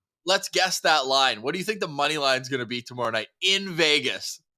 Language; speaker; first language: English; native; English